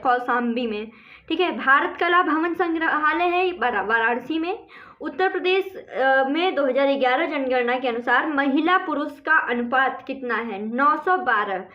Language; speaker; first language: Hindi; native; Hindi